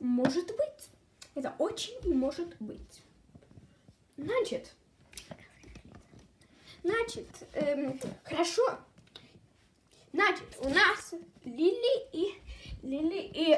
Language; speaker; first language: Russian; early bilingual, heritage; Russian